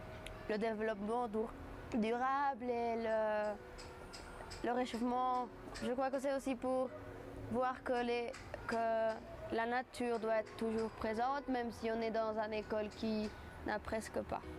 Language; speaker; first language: French; non-native, fluent; Spanish